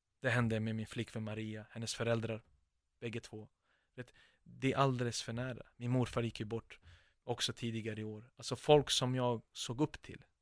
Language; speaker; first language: Swedish; early bilingual, other home language; Serbian